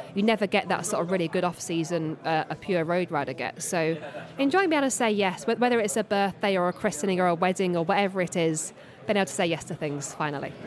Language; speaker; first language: English; native; English